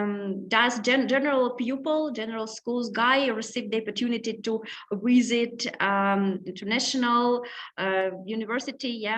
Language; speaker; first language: English; non-native, learner; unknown